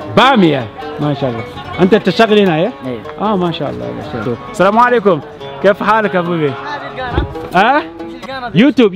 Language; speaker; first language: Arabic; non-native, learner; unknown